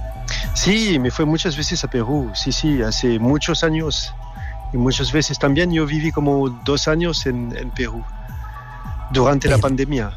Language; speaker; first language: Spanish; non-native, learner; French